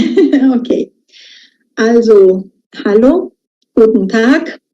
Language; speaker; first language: German; non-native, fluent; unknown